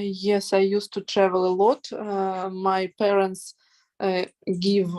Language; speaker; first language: English; non-native, learner; Russian